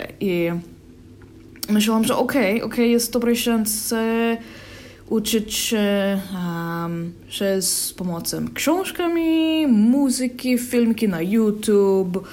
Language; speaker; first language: Polish; non-native, learner; English